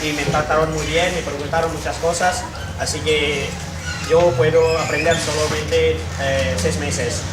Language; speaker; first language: Spanish; non-native, learner; Indonesian